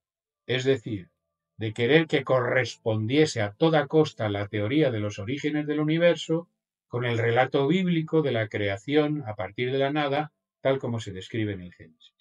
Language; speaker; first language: Spanish; native; Spanish